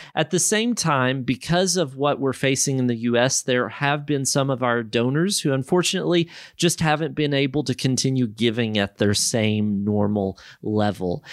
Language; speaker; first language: English; native; English